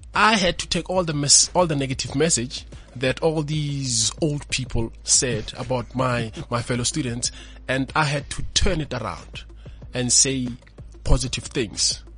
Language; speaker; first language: English; non-native, local second language; Northern Sotho